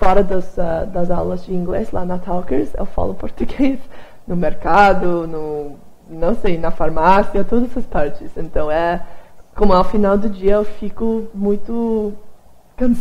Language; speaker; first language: Portuguese; non-native, fluent; English